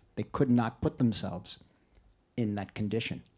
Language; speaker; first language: English; native; English